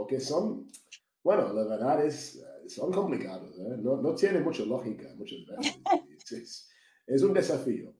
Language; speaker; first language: Spanish; non-native, fluent; English